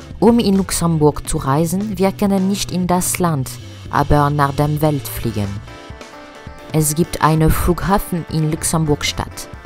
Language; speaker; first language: German; non-native, learner; French